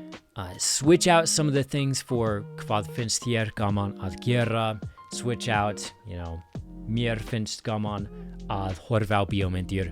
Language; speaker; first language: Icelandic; non-native, fluent; English